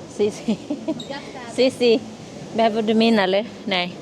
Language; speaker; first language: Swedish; non-native, learner; Filipino